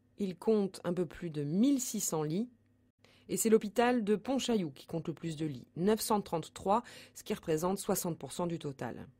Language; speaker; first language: French; native; French